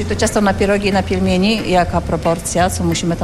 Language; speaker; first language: Polish; native; Polish